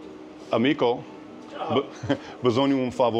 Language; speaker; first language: Italian; non-native, learner; English